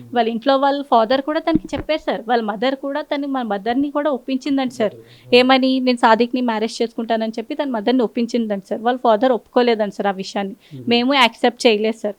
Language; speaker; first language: Telugu; non-native, local second language; Urdu